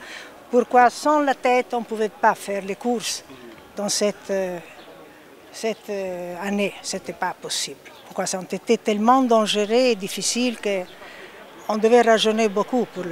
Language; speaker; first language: French; non-native, fluent; Italian